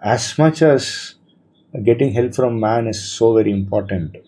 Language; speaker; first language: English; non-native, local second language; Tamil